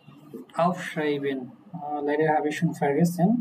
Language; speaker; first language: German; non-native, fluent; Bangla